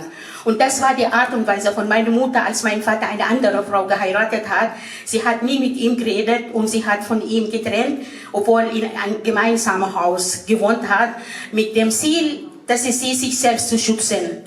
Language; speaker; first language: German; non-native, fluent; Arabic